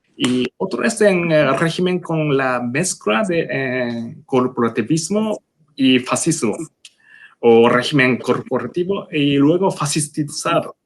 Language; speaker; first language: Spanish; non-native, learner; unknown